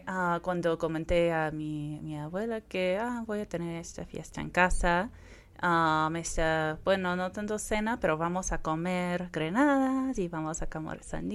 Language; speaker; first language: Spanish; non-native, fluent; English